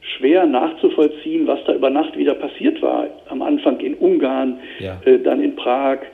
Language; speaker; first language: German; native; German